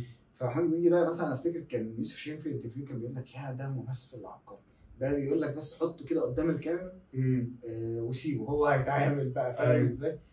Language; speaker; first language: Arabic; native; Arabic